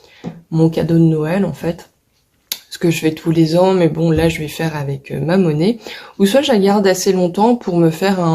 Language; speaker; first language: French; native; French